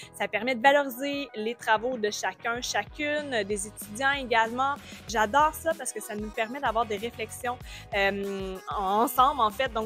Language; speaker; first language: French; native; French